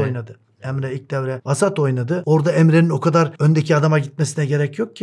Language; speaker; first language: Turkish; native; Turkish